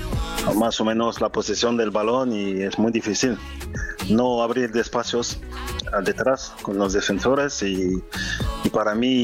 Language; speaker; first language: Spanish; non-native, fluent; French